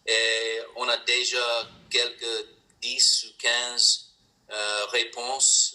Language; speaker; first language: French; non-native, learner; English